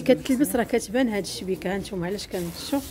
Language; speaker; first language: Arabic; native; Arabic